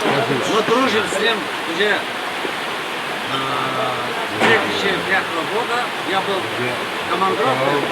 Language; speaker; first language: Russian; non-native, fluent; Azerbaijani